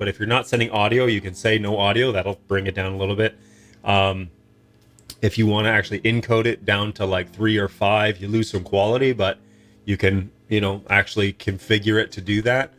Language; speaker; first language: English; native; English